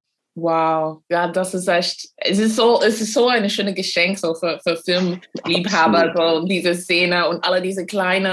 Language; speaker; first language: German; non-native, fluent; English